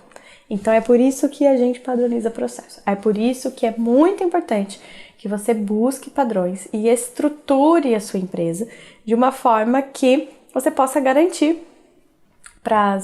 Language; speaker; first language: Portuguese; native; Portuguese